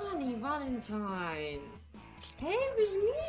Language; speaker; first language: English; non-native, learner; Russian